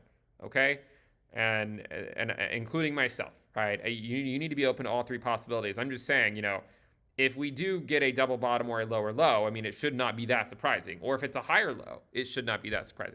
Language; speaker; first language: English; native; English